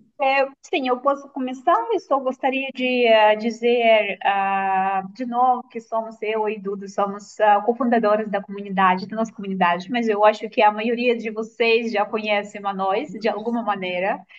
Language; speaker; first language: Portuguese; non-native, fluent; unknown